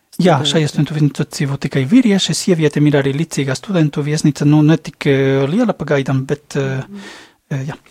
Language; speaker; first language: Latvian; non-native, fluent; Spanish